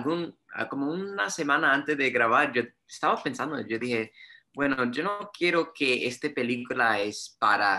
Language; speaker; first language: Spanish; early bilingual, heritage; Spanish